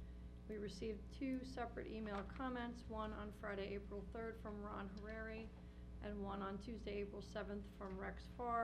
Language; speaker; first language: English; native; English